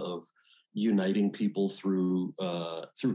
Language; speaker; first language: English; native; English